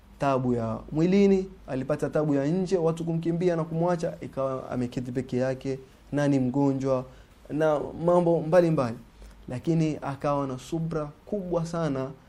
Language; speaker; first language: Swahili; native; Swahili